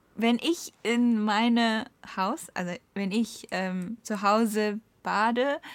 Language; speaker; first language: German; non-native, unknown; Japanese